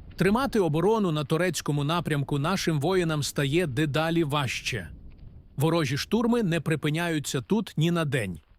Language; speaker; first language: Ukrainian; native; Ukrainian